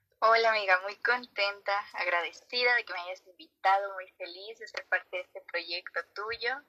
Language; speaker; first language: Spanish; native; Spanish